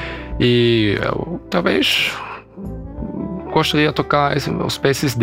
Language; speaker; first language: Portuguese; early bilingual, heritage; German